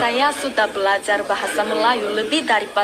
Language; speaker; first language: Indonesian; non-native, learner; Chinese